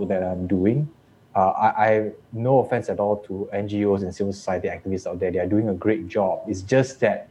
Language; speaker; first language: English; non-native, local second language; Chinese